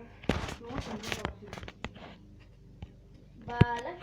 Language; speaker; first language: French; native; French